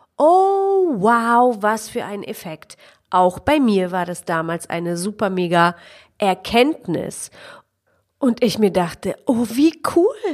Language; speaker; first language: German; early bilingual, other home language; Polish